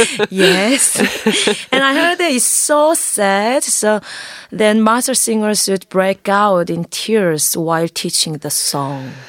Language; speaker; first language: English; non-native, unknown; Korean